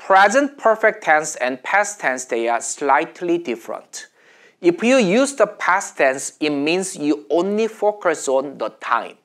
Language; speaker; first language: English; non-native, fluent; Korean